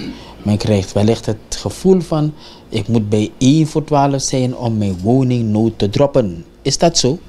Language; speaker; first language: Dutch; native; Dutch